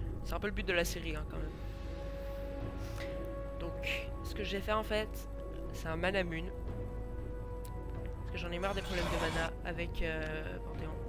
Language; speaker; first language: French; native; French